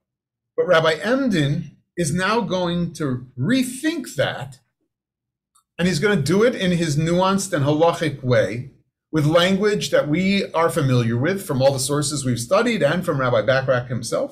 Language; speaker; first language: English; native; English